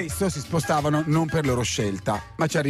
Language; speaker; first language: Italian; native; Italian